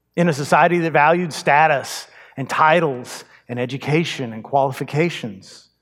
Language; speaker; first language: English; native; English